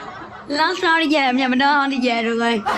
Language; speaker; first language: Vietnamese; native; Vietnamese